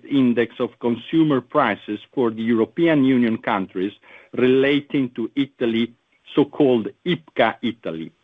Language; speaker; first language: English; non-native, fluent; Italian